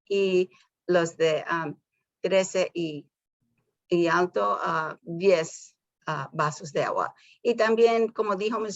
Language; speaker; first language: Spanish; early bilingual, heritage; Spanish